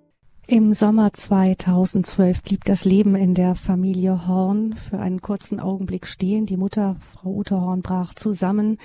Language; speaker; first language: German; native; German